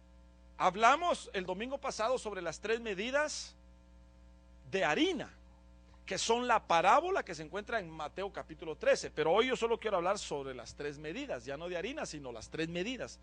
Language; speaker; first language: Spanish; native; Spanish